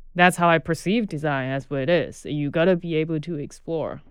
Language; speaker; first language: English; non-native, fluent; Chinese